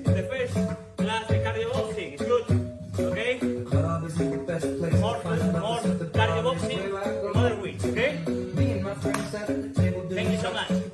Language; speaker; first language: English; non-native, learner; Spanish